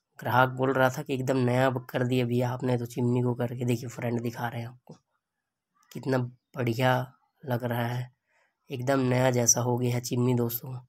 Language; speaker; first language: Hindi; native; Hindi